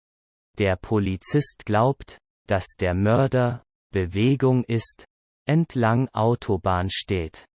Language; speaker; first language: German; non-native, learner; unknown